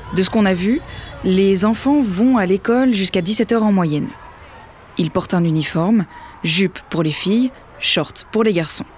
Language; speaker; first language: French; native; French